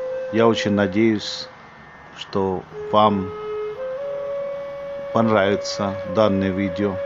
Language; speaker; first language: Russian; non-native, fluent; Hindi